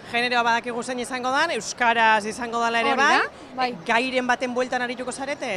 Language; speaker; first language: Basque; native; Basque